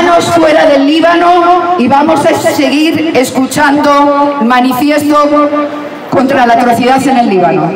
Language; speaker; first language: Spanish; native; Spanish